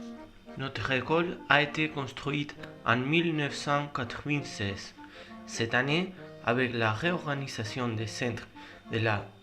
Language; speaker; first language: French; non-native, learner; Spanish